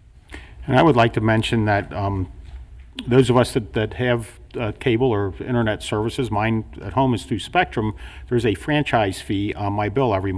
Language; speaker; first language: English; native; English